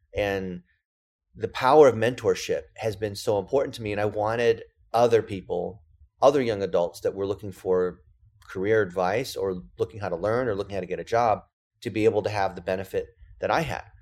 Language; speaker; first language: English; early bilingual, other home language; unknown